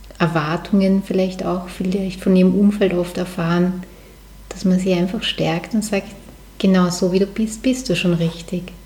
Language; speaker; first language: German; native; German